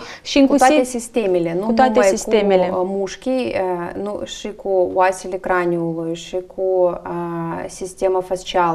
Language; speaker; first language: Romanian; non-native, learner; Russian